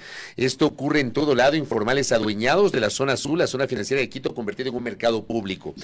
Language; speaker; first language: Spanish; native; Spanish